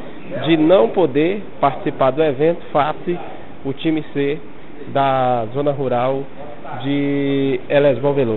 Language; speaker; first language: Portuguese; native; Portuguese